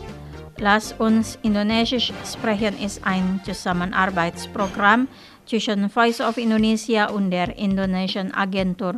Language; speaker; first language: German; non-native, fluent; Indonesian